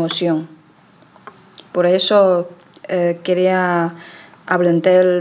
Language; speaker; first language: Spanish; non-native, learner; Chinese